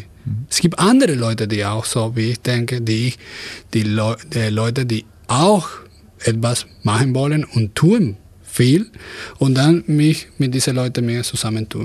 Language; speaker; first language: German; non-native, fluent; Spanish